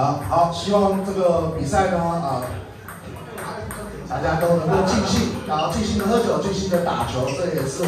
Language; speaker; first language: Chinese; native; Chinese